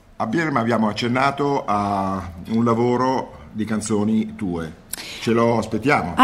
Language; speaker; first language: Italian; native; Italian